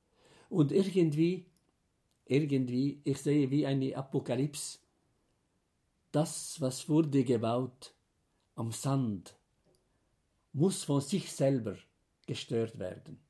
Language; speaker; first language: German; non-native, fluent; Arabic